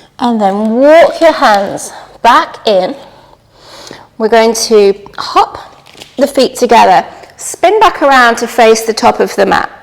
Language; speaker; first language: English; native; English